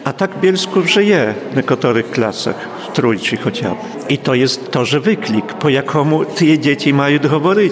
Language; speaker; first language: Polish; non-native, local second language; Ukrainian